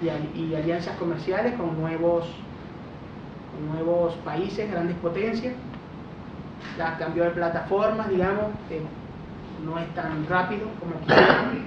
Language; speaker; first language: Spanish; native; Spanish